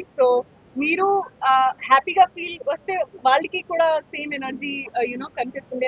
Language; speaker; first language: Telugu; non-native, local second language; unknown